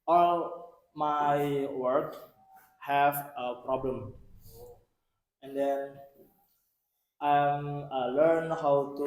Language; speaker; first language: English; non-native, learner; Indonesian